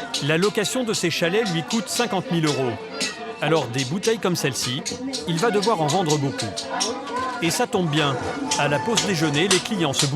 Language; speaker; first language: French; native; French